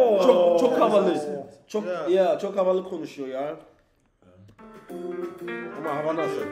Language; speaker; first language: Turkish; non-native, learner; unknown